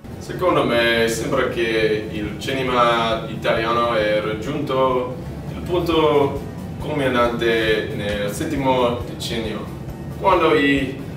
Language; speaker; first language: Italian; non-native, learner; English